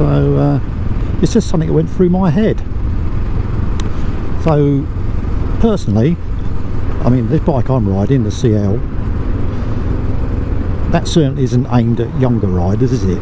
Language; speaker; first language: English; native; English